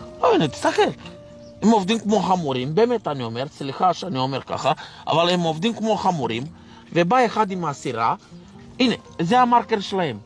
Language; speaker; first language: Hebrew; non-native, fluent; Romanian